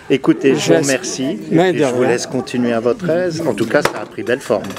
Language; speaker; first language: French; native; French